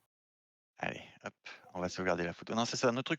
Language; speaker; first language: French; native; French